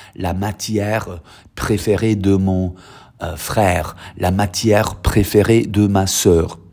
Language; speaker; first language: French; non-native, fluent; English